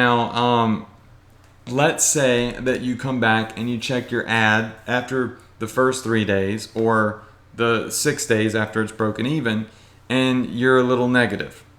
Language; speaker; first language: English; native; English